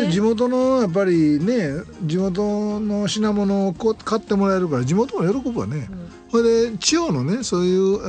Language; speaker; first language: Japanese; native; Japanese